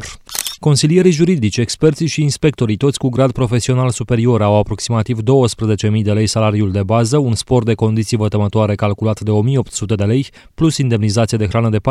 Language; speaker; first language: Romanian; native; Romanian